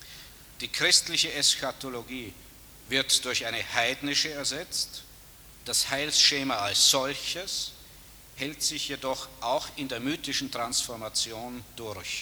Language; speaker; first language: German; native; German